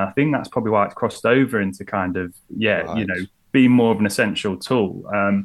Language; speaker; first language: English; native; English